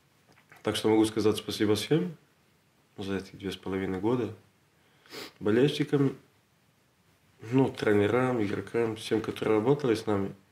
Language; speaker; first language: Russian; non-native, learner; Serbian